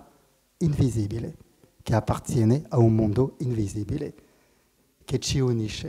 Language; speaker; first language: Italian; non-native, fluent; French